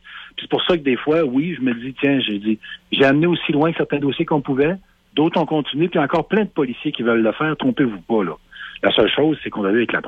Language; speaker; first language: French; native; French